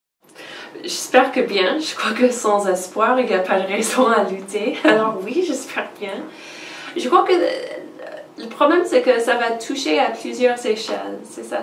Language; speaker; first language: French; non-native, fluent; English